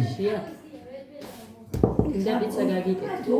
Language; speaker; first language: Georgian; native; Georgian